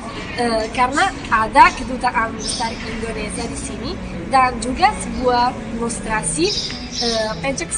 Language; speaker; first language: Indonesian; non-native, fluent; Italian